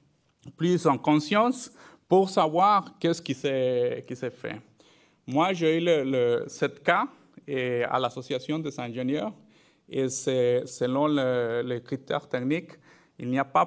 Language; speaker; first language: French; non-native, fluent; Spanish